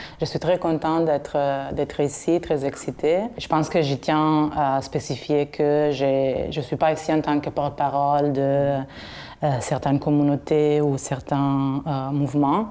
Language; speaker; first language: French; non-native, fluent; Italian